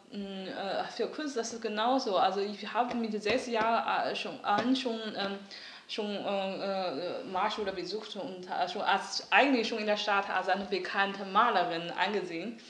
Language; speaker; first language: German; non-native, learner; Chinese